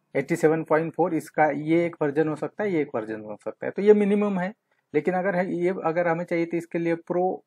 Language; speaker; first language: Hindi; non-native, local second language; Marathi